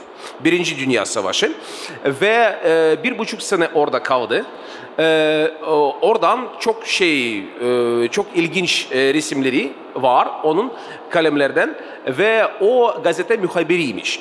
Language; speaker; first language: Turkish; non-native, fluent; Russian